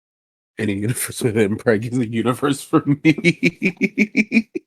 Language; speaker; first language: English; native; English